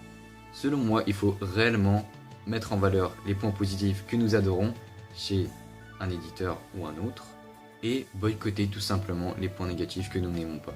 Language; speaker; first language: French; native; French